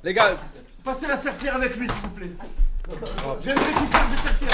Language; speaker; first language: French; native; French